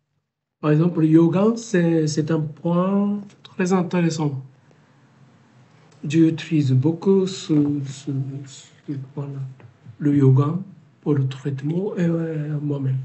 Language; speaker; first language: French; non-native, learner; Japanese